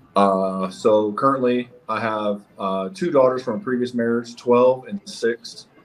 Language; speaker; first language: English; native; English